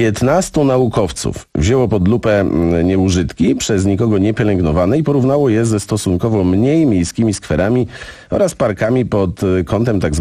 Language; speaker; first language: Polish; native; Polish